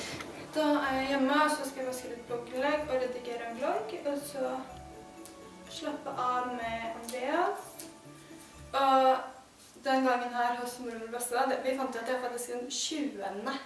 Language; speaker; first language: Norwegian; native; Norwegian